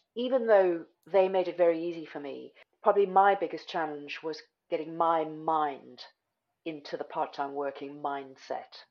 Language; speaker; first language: English; native; English